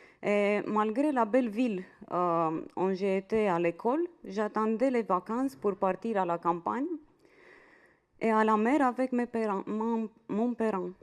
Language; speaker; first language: French; non-native, fluent; Romanian